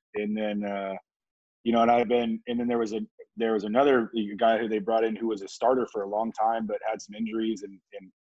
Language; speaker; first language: English; native; English